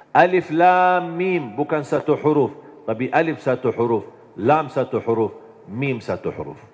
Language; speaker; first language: Indonesian; non-native, fluent; Arabic